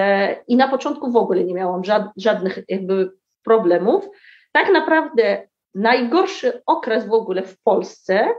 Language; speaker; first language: Polish; early bilingual, heritage; Arabic